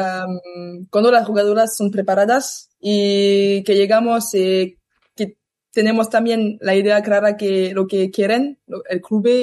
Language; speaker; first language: Spanish; non-native, learner; French